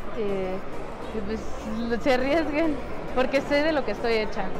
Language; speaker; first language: Spanish; native; Spanish